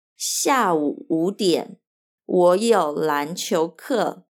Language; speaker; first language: Chinese; non-native, fluent; Portuguese